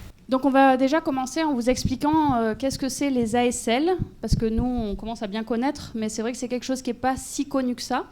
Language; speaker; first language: French; native; French